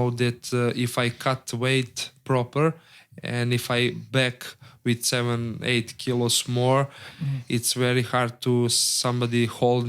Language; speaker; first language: English; non-native, learner; Serbian